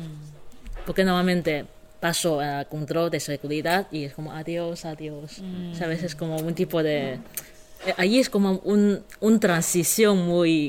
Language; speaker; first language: Spanish; non-native, fluent; Chinese